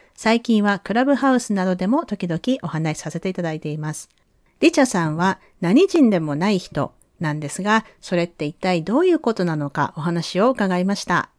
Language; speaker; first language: Japanese; native; Japanese